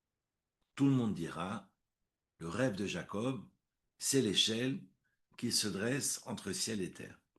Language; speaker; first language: French; native; French